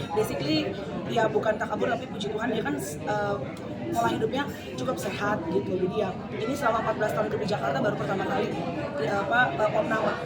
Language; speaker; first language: Indonesian; native; Indonesian